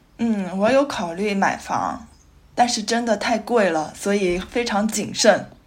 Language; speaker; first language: Chinese; native; Chinese